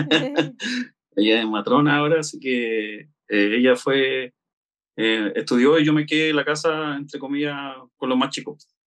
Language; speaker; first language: Spanish; native; Spanish